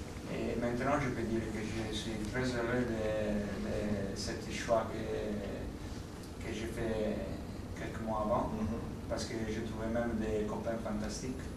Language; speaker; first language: French; non-native, fluent; Italian